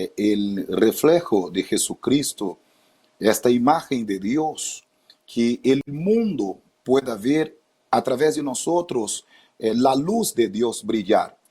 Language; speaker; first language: Spanish; non-native, fluent; Portuguese